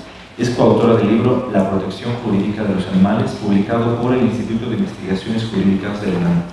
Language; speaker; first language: Spanish; native; Spanish